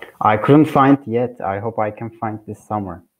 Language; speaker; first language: English; non-native, learner; Turkish